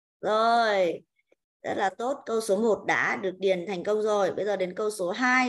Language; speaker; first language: Vietnamese; native; Vietnamese